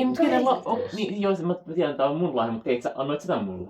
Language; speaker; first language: Finnish; native; Finnish